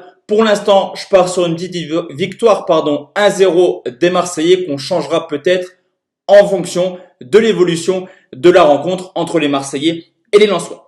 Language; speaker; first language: French; native; French